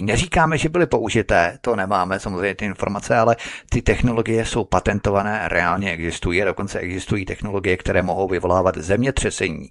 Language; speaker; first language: Czech; native; Czech